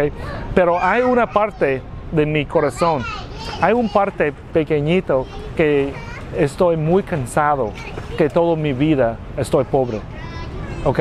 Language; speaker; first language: Spanish; non-native, learner; Vietnamese